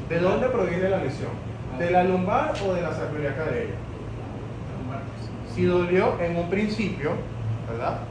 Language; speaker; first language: Spanish; native; Spanish